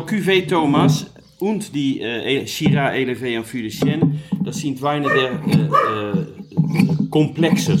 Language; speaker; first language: German; non-native, learner; Dutch